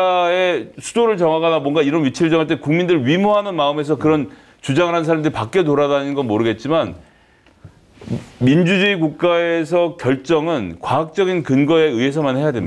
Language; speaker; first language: Korean; native; Korean